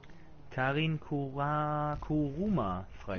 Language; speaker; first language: German; native; German